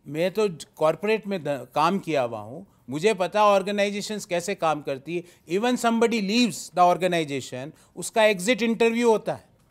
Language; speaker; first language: Hindi; native; Hindi